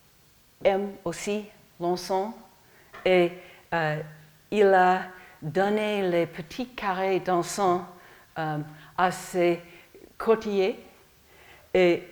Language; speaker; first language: French; non-native, learner; English